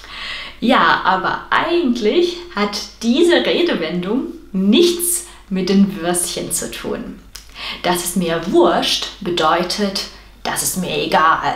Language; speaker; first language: German; non-native, fluent; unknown